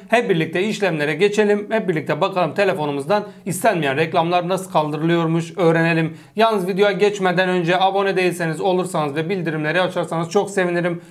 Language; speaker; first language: Turkish; native; Turkish